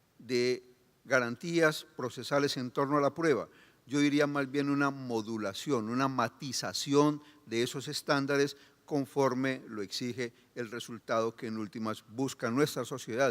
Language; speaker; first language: Spanish; native; Spanish